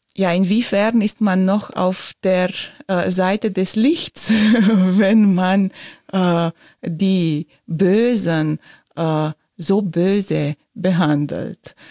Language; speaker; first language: German; non-native, fluent; Romanian